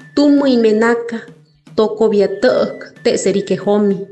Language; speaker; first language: Spanish; non-native, local second language; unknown